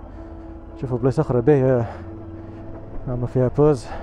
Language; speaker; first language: Arabic; native; Arabic